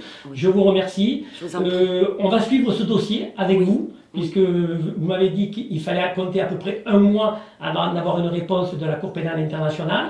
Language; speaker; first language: French; native; French